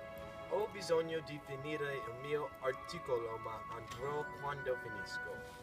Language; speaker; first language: Italian; non-native, learner; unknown